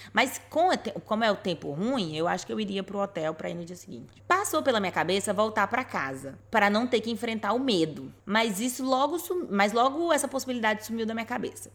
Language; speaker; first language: Portuguese; native; Portuguese